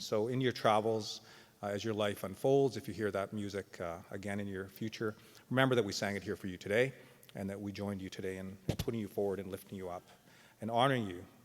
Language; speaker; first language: English; native; English